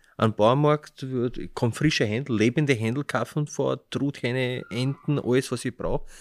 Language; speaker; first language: German; early bilingual, other home language; Slovenian